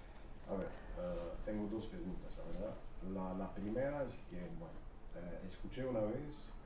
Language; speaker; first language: Spanish; non-native, fluent; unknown